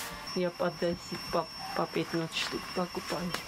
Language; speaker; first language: Russian; non-native, local second language; Ossetic